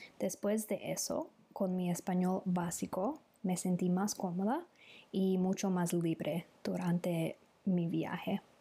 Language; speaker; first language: Spanish; non-native, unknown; English